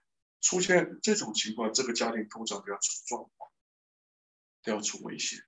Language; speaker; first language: Chinese; native; Chinese